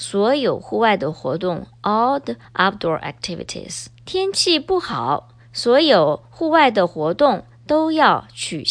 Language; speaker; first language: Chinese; early bilingual, heritage; Chinese